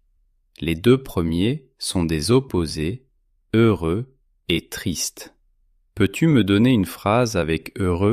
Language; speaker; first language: French; native; French